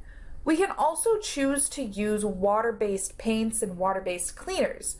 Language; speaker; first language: English; native; English